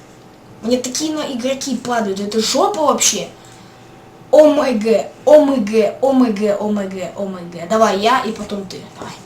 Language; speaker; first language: Russian; native; Russian